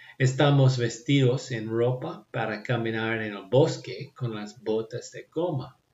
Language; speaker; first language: Spanish; non-native, learner; English